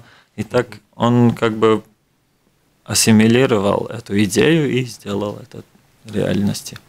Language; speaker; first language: Russian; non-native, local second language; Latvian